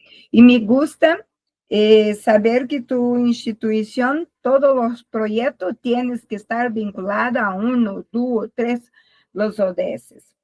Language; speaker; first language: Spanish; non-native, learner; Portuguese